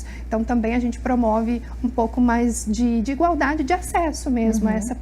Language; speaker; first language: Portuguese; native; Portuguese